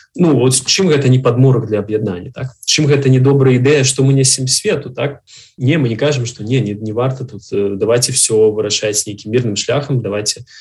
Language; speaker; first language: Belarusian; native; Belarusian